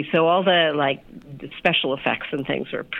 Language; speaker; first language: English; native; English